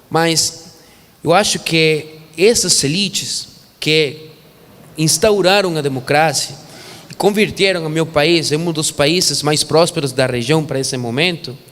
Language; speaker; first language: Portuguese; non-native, fluent; Spanish